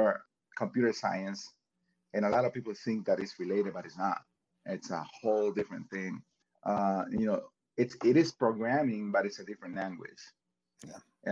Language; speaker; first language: English; non-native, fluent; Spanish